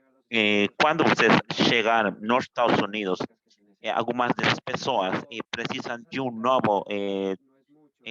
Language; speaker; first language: Portuguese; non-native, fluent; Spanish